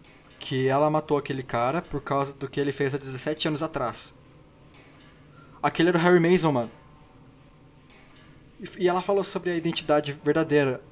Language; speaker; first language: Portuguese; native; Portuguese